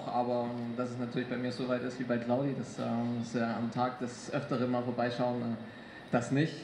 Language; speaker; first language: German; native; German